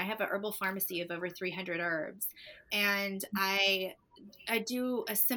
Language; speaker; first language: English; native; English